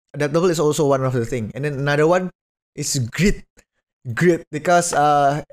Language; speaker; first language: English; non-native, fluent; Indonesian